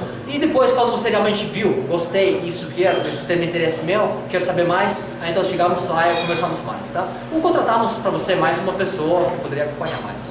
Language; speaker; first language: Portuguese; non-native, learner; Russian